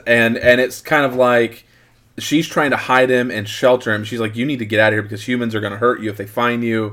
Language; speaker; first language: English; native; English